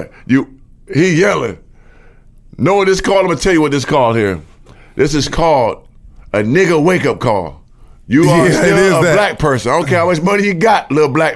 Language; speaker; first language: English; native; English